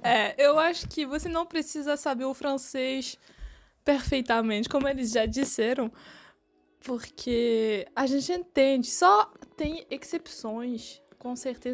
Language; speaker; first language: Portuguese; non-native, fluent; French